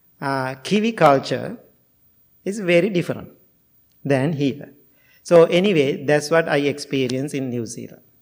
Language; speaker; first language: English; non-native, fluent; Sinhala